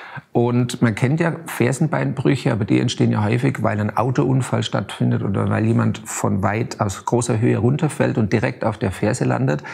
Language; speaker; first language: German; native; German